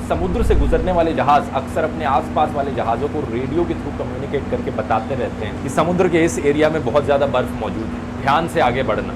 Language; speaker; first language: Hindi; native; Hindi